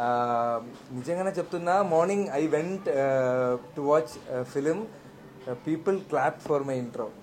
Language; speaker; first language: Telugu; non-native, learner; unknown